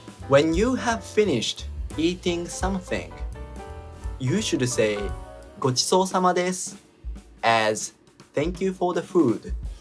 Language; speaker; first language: English; non-native, fluent; Japanese